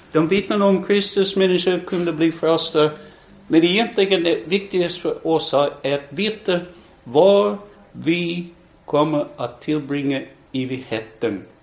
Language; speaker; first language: Swedish; non-native, fluent; English